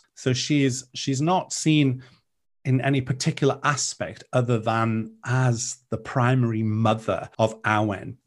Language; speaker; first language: English; non-native, local second language; Welsh